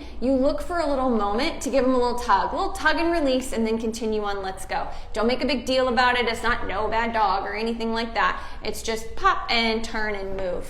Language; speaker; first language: English; native; English